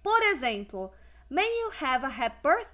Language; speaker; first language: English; non-native, fluent; Portuguese